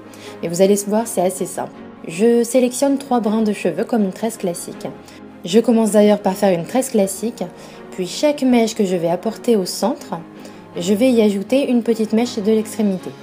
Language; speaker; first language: French; native; French